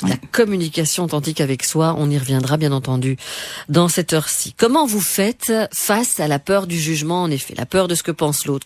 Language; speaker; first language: French; native; French